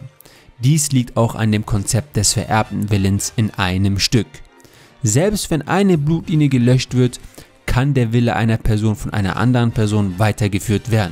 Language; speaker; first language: German; native; German